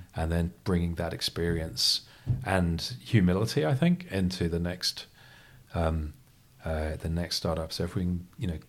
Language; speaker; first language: English; native; English